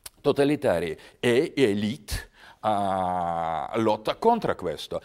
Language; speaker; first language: Italian; non-native, learner; Russian